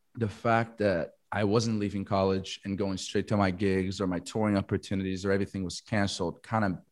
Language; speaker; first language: English; non-native, fluent; Portuguese